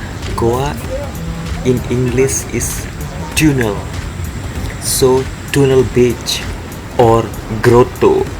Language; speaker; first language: English; non-native, fluent; Indonesian